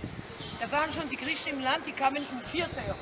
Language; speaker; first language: German; non-native, fluent; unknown